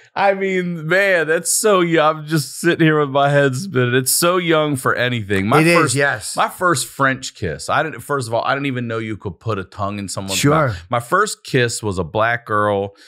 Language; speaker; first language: English; native; English